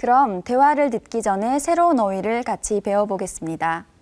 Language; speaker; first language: Korean; native; Korean